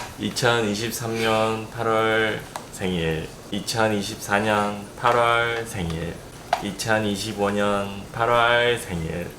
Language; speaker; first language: Korean; native; Korean